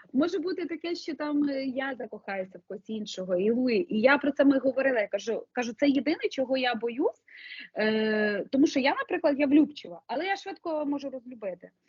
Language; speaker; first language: Ukrainian; native; Ukrainian